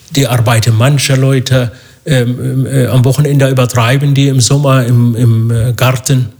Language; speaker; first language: German; non-native, fluent; Arabic